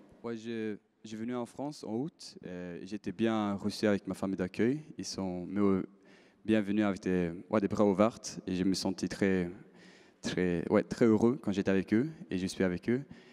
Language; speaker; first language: French; non-native, learner; Swedish